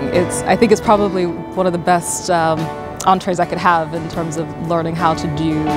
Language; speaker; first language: English; native; English